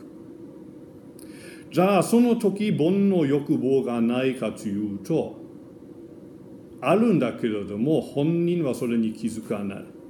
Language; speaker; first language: Japanese; non-native, fluent; German